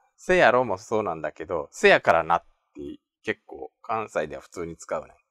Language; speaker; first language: Japanese; native; Japanese